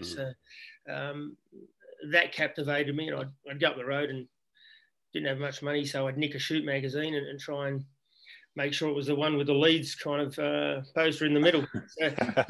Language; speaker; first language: English; native; English